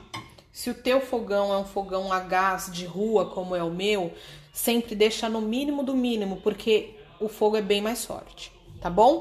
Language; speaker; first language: Portuguese; native; Portuguese